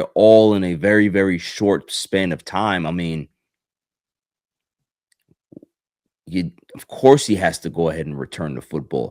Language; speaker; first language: English; native; English